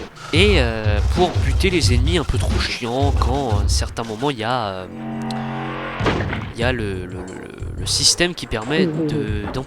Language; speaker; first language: French; native; French